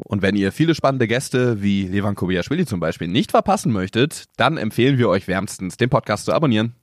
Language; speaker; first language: German; native; German